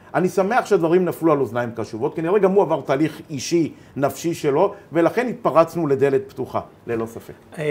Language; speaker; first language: Hebrew; native; Hebrew